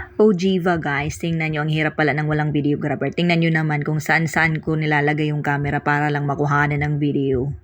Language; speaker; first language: Filipino; non-native, local second language; Waray